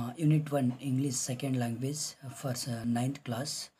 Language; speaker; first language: English; non-native, local second language; Kannada